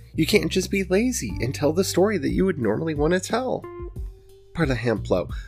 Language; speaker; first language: English; native; English